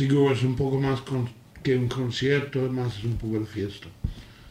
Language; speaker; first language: Spanish; non-native, learner; English